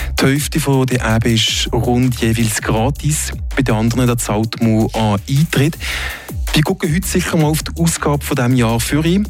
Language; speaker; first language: German; native; German